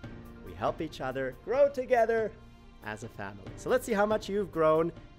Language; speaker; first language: English; native; English